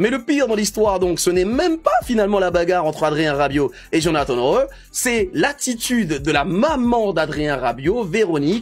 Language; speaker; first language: French; native; French